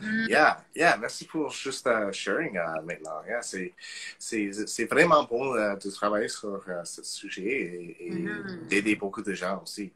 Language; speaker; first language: French; non-native, local second language; English